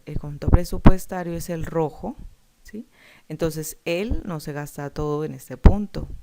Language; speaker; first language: Spanish; native; Spanish